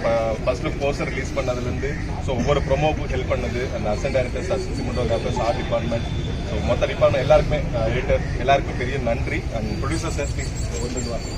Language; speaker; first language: Tamil; native; Tamil